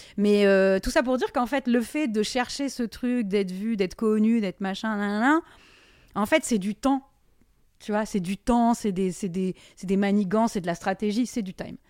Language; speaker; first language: French; native; French